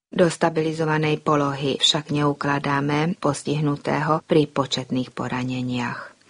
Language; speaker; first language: Slovak; early bilingual, heritage; Slovak